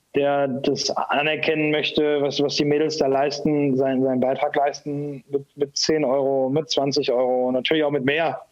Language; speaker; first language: German; native; German